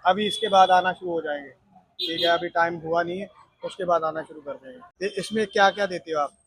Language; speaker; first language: Hindi; non-native, local second language; Punjabi